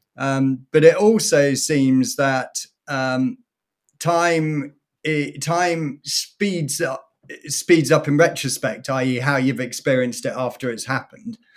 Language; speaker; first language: English; native; English